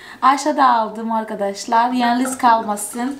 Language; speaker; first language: Turkish; non-native, fluent; Portuguese